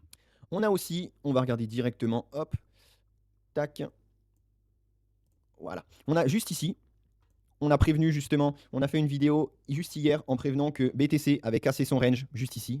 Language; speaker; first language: French; native; French